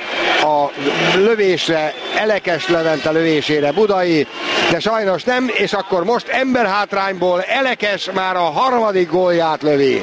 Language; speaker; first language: Hungarian; native; Hungarian